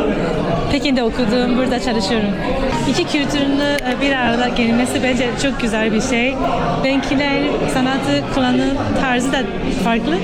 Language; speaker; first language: Turkish; early bilingual, heritage; Turkish